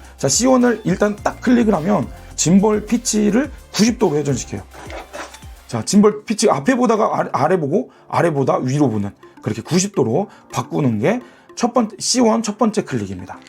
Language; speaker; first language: Korean; native; Korean